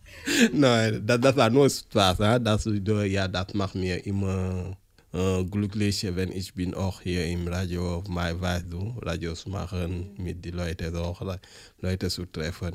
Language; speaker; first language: German; non-native, learner; French